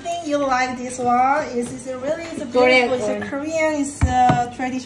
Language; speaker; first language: English; non-native, learner; Korean